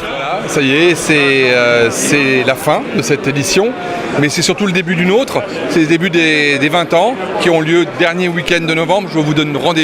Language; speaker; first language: French; native; French